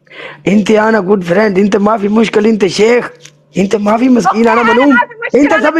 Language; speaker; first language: Arabic; non-native, learner; Punjabi